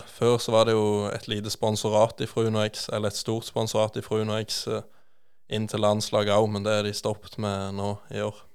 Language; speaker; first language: Norwegian; native; Norwegian